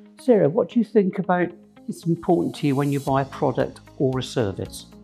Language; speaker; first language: English; native; English